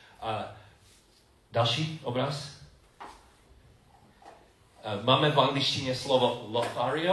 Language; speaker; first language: Czech; non-native, learner; English